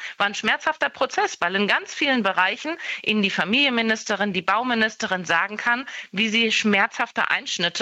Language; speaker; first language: German; native; German